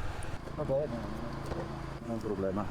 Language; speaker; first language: Italian; non-native, learner; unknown